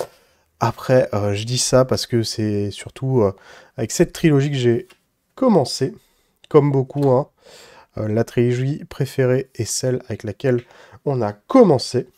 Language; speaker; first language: French; native; French